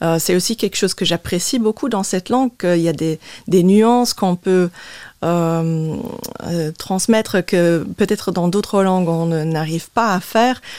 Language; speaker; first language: French; non-native, local second language; Luxembourgish